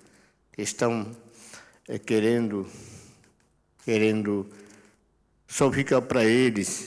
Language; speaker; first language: Portuguese; non-native, local second language; Yanomámi